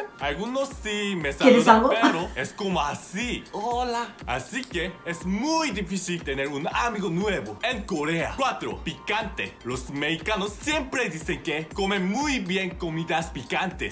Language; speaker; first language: Spanish; non-native, learner; Korean